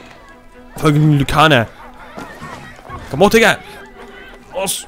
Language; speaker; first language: German; native; German